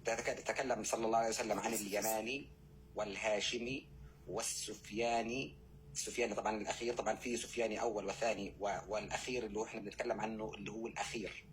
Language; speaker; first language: Arabic; native; Arabic